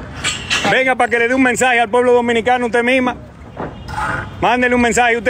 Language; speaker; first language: Spanish; native; Spanish